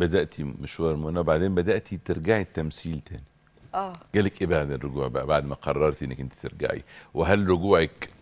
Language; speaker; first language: Arabic; native; Arabic